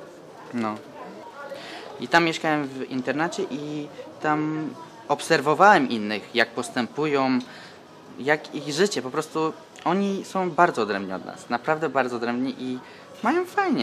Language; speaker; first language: Polish; early bilingual, other home language; Turkish